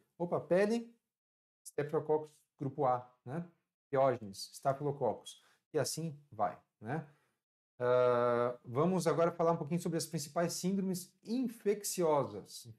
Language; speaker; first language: Portuguese; native; Portuguese